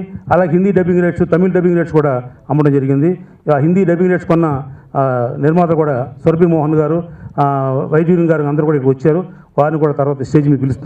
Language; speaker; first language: Telugu; native; Telugu